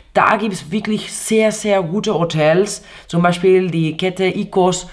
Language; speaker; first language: German; non-native, fluent; Spanish